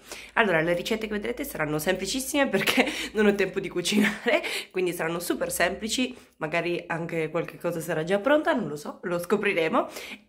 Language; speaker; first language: Italian; native; Italian